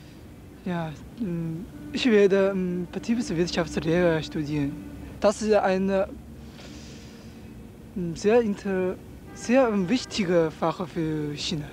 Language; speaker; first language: German; non-native, learner; Chinese